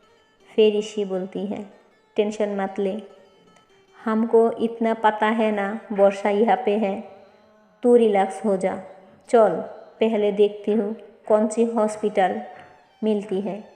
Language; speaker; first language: Hindi; non-native, local second language; Bangla